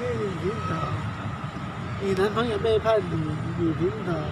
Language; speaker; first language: Chinese; native; Chinese